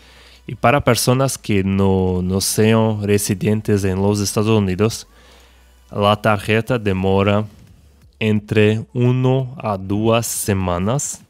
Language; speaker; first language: Spanish; non-native, fluent; Portuguese